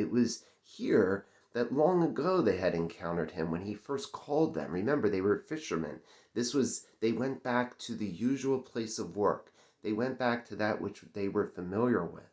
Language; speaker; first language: English; native; English